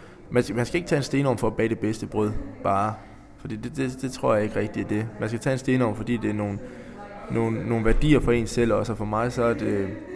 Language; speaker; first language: Danish; native; Danish